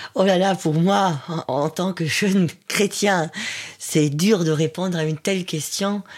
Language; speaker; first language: French; non-native, fluent; German